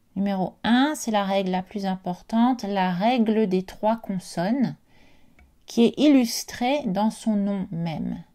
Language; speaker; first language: French; native; French